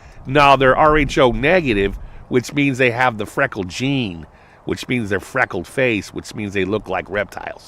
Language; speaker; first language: English; native; English